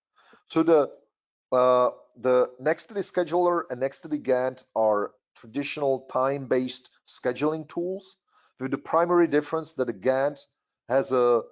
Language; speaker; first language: English; non-native, fluent; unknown